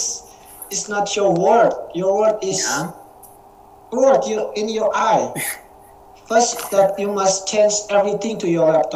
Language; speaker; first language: English; non-native, learner; Indonesian